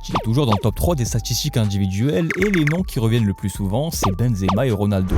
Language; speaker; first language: French; native; French